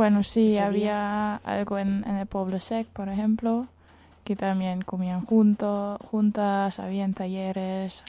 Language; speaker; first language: Spanish; non-native, fluent; German